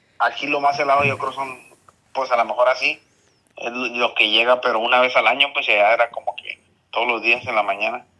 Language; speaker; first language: Spanish; early bilingual, heritage; Spanish